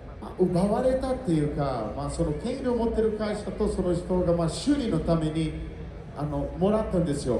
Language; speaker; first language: Japanese; non-native, fluent; Portuguese